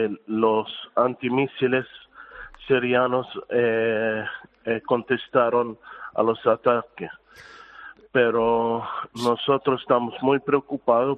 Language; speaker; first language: Spanish; non-native, fluent; Arabic